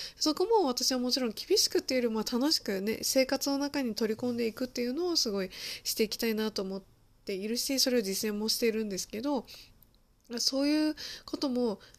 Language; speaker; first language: Japanese; early bilingual, other home language; Chinese